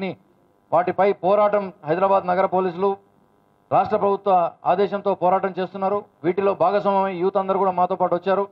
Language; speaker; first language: Telugu; native; Telugu